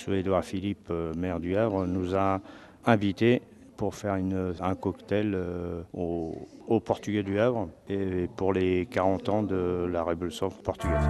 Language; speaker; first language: French; early bilingual, other home language; Portuguese